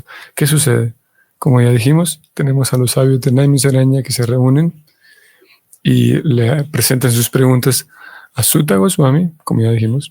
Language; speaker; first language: Spanish; native; Spanish